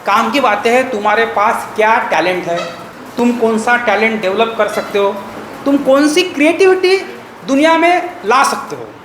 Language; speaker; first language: Hindi; non-native, local second language; Marathi